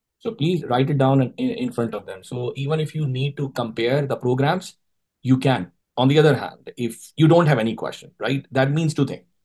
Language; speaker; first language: English; non-native, local second language; Urdu